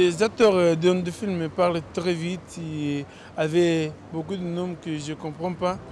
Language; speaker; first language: French; non-native, learner; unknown